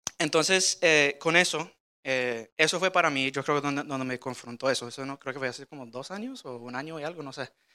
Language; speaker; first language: Spanish; early bilingual, heritage; Spanish